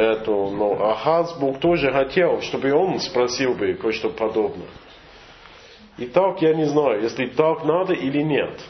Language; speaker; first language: Russian; non-native, fluent; English